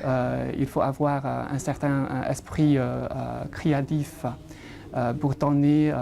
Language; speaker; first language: French; non-native, fluent; Chinese